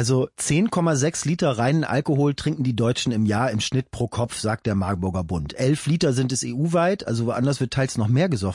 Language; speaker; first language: German; native; German